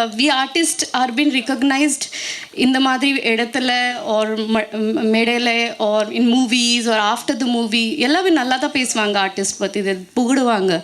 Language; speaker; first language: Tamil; non-native, learner; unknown